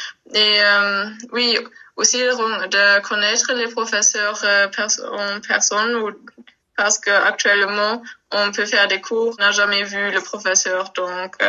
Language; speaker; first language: French; non-native, local second language; Luxembourgish